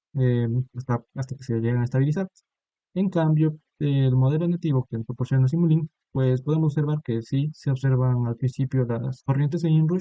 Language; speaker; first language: Spanish; native; Spanish